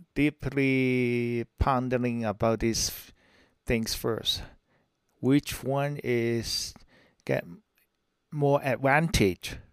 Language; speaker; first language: English; non-native, local second language; Cantonese